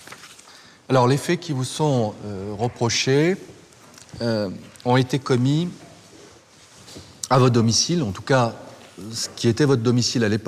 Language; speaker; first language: French; native; French